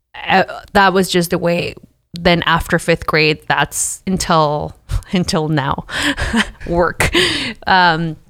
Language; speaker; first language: English; early bilingual, other home language; Spanish